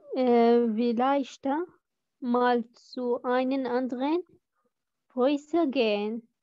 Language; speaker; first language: German; non-native, learner; Arabic